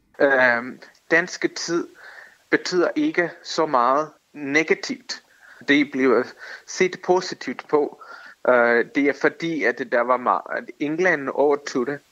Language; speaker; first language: Danish; non-native, fluent; Tamil